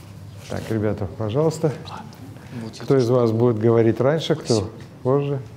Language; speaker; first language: Russian; native; Russian